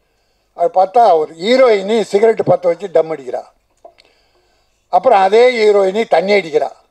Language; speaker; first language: Tamil; native; Tamil